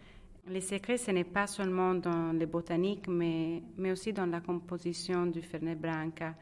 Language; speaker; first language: French; non-native, fluent; Italian